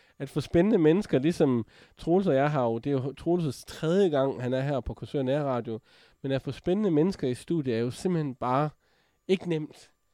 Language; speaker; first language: Danish; native; Danish